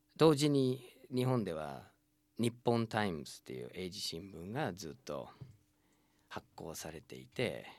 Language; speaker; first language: Japanese; non-native, fluent; English